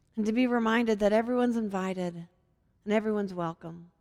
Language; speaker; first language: English; native; English